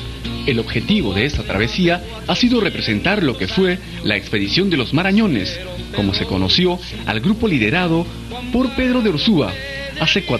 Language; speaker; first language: Spanish; native; Spanish